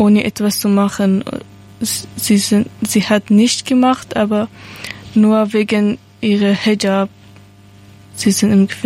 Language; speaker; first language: German; non-native, learner; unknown